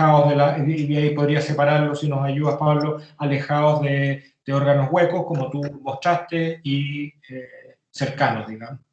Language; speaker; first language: Spanish; native; Spanish